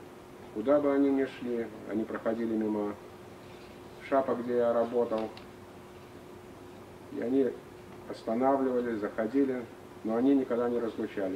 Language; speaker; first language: Russian; native; Russian